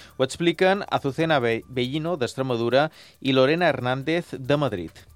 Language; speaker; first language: Catalan; native; Catalan